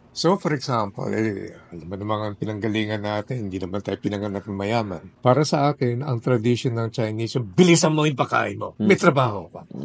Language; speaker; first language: Filipino; non-native, local second language; Min Nan Chinese